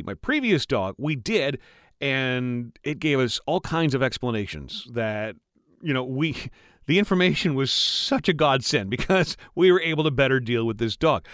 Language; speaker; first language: English; native; English